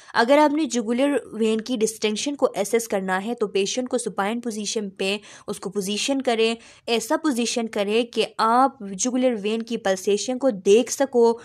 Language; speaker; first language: Urdu; non-native, local second language; Pashto